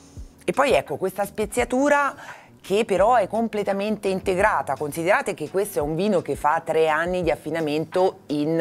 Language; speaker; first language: Italian; native; Italian